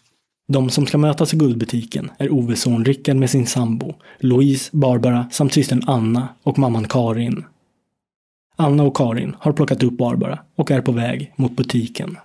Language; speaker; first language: Swedish; native; Swedish